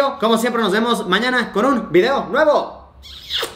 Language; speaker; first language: Spanish; native; Spanish